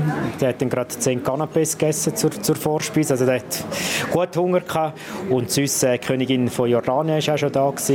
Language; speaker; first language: German; native; German